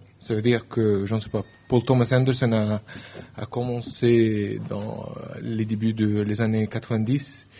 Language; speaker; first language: French; non-native, learner; Arabic